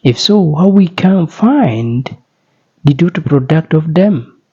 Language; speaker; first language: English; non-native, local second language; Amharic